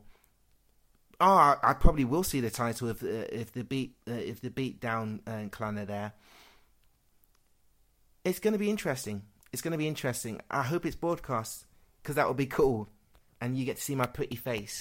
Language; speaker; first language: English; native; English